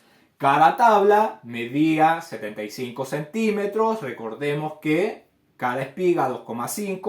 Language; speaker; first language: Spanish; native; Spanish